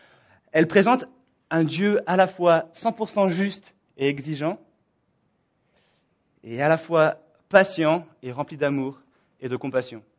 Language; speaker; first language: French; native; French